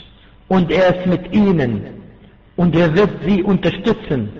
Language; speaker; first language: German; non-native, fluent; Arabic